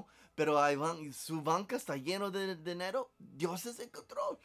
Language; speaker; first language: Spanish; non-native, learner; English